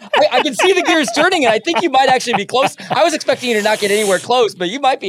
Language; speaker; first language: English; native; English